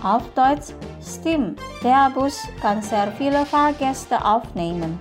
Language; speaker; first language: German; non-native, fluent; Indonesian